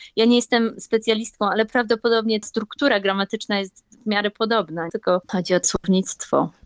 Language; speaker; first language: Polish; native; Polish